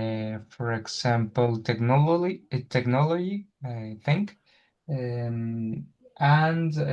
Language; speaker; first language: English; non-native, learner; Spanish